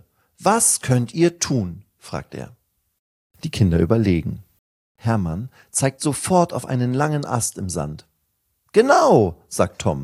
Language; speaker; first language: German; native; German